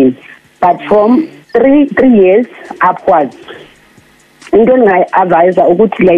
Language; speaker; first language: English; non-native, local second language; Xhosa